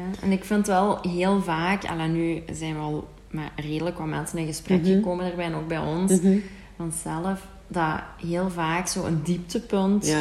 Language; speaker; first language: Dutch; native; Dutch